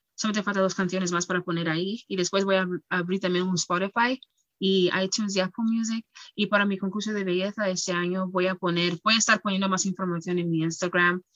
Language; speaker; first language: Spanish; early bilingual, heritage; Spanish